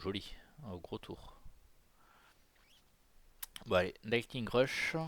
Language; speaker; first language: French; native; French